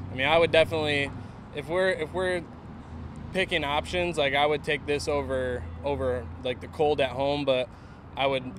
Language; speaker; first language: English; native; English